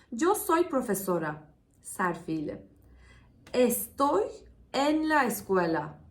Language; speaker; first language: Spanish; non-native, fluent; Turkish